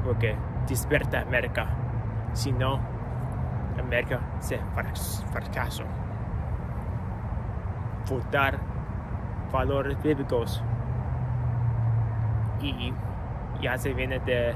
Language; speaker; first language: Spanish; non-native, learner; English